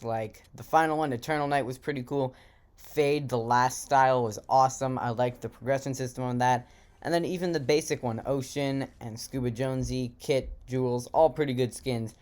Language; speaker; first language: English; native; English